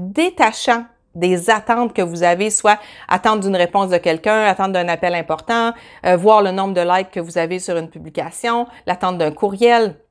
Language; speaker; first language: French; native; French